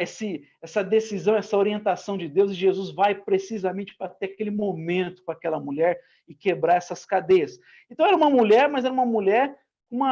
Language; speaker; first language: Portuguese; native; Portuguese